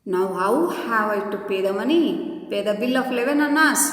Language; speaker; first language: English; non-native, local second language; Kannada